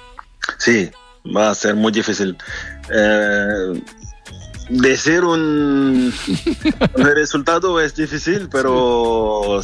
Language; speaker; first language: Spanish; non-native, fluent; French